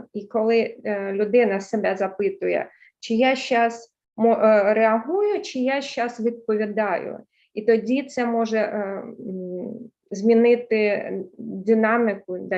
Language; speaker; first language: Ukrainian; early bilingual, heritage; Ukrainian